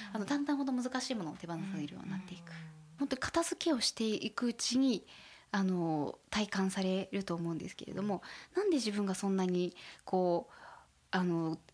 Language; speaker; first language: Japanese; native; Japanese